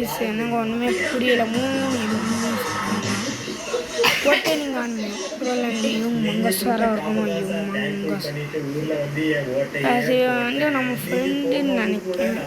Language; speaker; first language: Tamil; native; Tamil